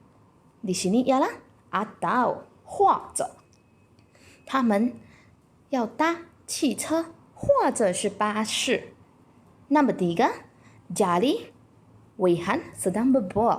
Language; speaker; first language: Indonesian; non-native, local second language; Chinese